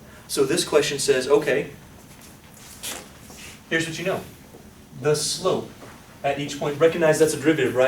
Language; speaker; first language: English; native; English